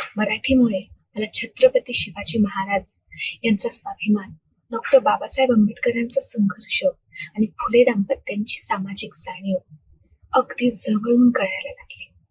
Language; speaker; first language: Marathi; non-native, local second language; Hindi